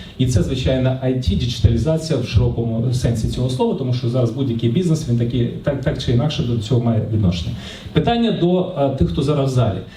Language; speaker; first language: Ukrainian; non-native, local second language; Russian